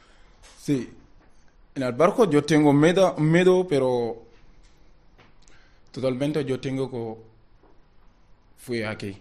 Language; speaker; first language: Spanish; non-native, learner; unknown